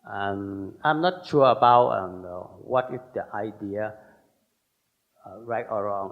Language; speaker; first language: English; non-native, learner; Thai